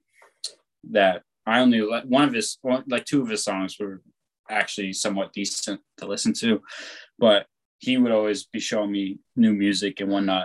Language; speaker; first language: English; native; English